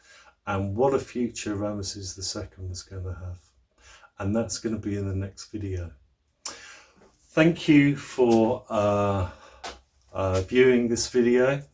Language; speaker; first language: English; native; English